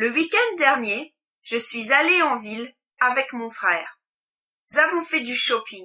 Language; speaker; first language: French; non-native, learner; English